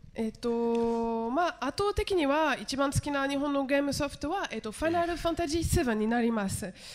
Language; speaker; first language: Japanese; non-native, fluent; French